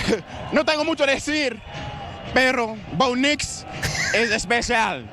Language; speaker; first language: Spanish; non-native, learner; English